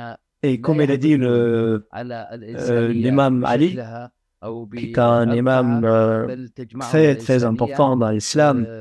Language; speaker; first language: French; non-native, fluent; Arabic